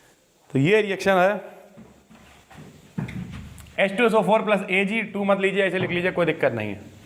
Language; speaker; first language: Hindi; native; Hindi